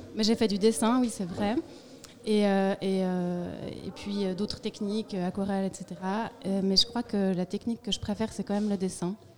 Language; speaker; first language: French; native; French